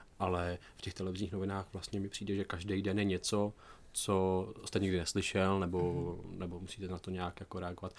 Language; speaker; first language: Czech; native; Czech